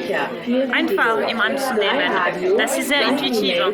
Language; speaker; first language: German; non-native, learner; French